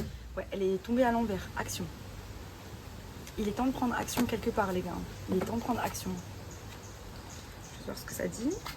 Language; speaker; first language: French; native; French